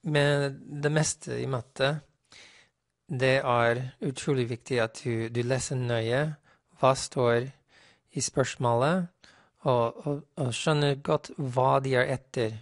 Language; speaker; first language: Norwegian; non-native, fluent; English